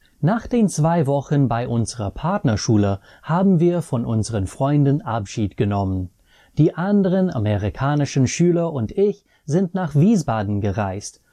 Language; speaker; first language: German; non-native, fluent; English